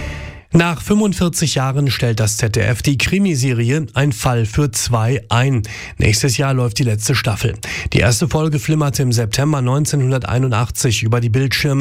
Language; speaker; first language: German; native; German